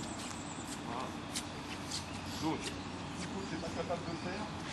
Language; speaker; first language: French; native; French